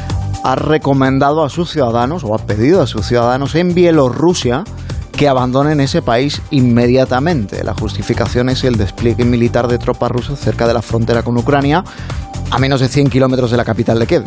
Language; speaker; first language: Spanish; native; Spanish